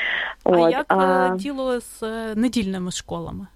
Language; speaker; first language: Ukrainian; native; Ukrainian